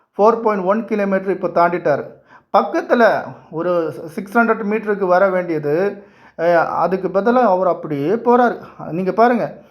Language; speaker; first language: Tamil; non-native, local second language; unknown